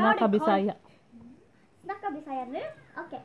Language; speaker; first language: Norwegian; early bilingual, other home language; Cebuano